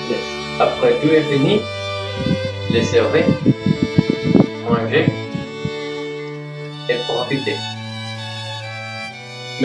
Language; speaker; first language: French; non-native, learner; Spanish